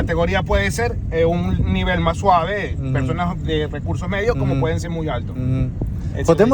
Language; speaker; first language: Spanish; native; Spanish